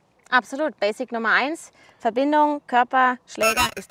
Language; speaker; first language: German; native; German